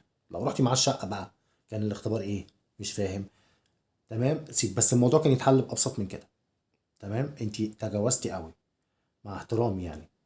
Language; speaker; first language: Arabic; native; Arabic